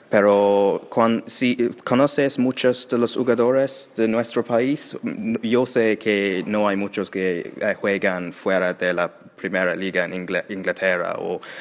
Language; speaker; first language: Spanish; non-native, learner; English